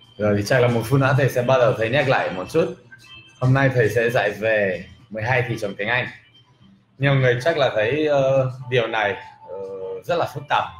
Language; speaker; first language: Vietnamese; non-native, fluent; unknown